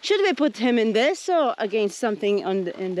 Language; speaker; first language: English; native; English